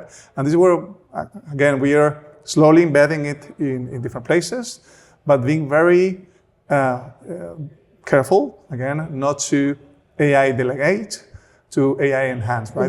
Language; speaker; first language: English; non-native, fluent; Spanish